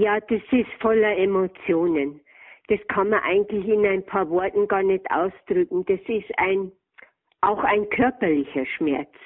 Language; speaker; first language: German; native; German